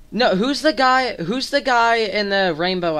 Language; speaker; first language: English; native; English